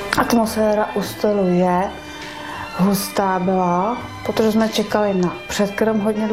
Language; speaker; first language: Czech; non-native, learner; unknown